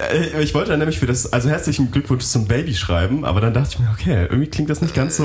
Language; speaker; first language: German; native; German